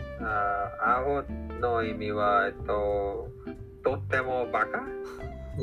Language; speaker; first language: Japanese; non-native, learner; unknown